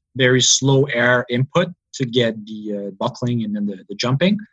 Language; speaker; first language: English; native; English